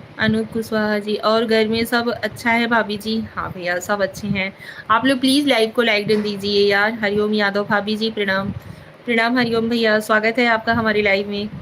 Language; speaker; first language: Hindi; native; Hindi